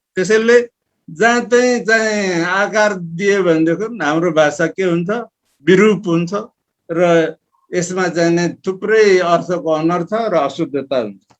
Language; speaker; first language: Nepali; non-native, local second language; Eastern Tamang